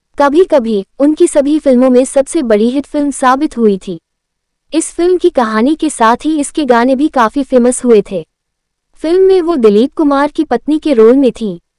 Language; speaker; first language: Hindi; native; Hindi